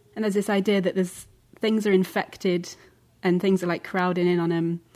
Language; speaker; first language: English; native; English